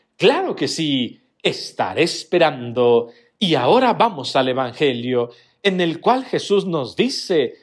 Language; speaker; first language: Spanish; native; Spanish